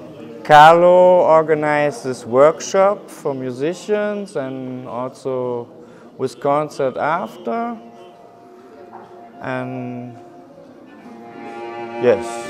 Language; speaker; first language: English; non-native, fluent; German